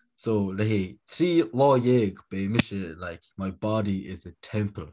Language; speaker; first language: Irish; native; Irish